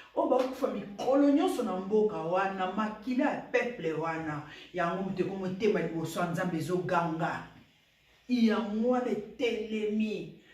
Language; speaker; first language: Lingala; non-native, local second language; Luba-Lulua